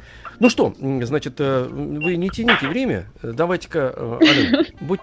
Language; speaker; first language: Russian; native; Russian